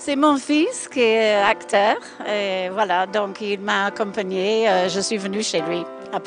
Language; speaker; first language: French; non-native, fluent; English